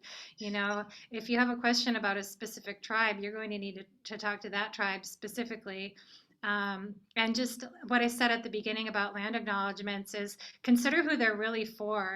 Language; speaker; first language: English; native; English